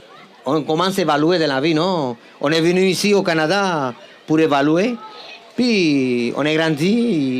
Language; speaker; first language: French; non-native, fluent; Spanish